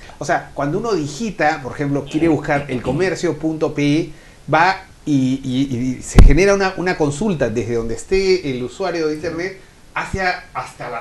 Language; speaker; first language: Spanish; native; Spanish